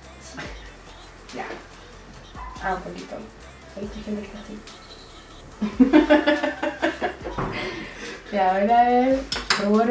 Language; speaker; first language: Spanish; native; Spanish